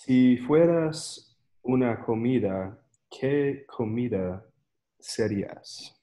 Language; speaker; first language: Spanish; non-native, learner; English